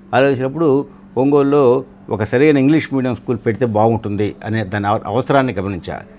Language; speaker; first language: Telugu; non-native, local second language; Malayalam